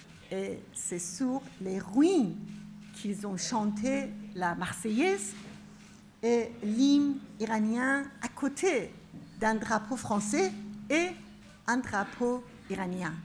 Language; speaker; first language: French; non-native, fluent; Persian